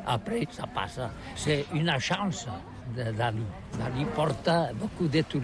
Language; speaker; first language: French; non-native, learner; Catalan